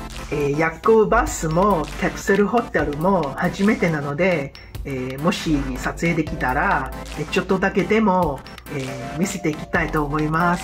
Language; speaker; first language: Japanese; non-native, fluent; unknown